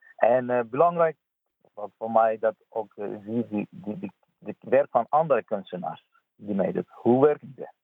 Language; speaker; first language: Dutch; non-native, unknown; Persian